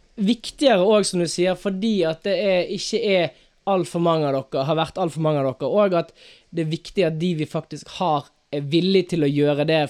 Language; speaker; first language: Norwegian; native; Norwegian